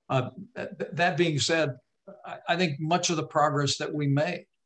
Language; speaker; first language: English; native; English